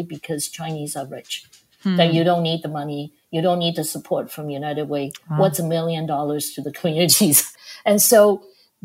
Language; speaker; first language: English; non-native, local second language; Cantonese